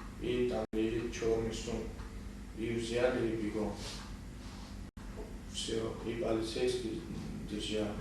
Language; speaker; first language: Russian; non-native, learner; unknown